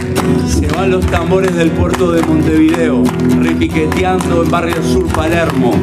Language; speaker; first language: Spanish; native; Spanish